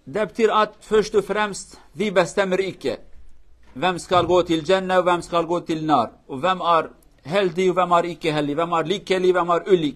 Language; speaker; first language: Swedish; non-native, learner; Kurdish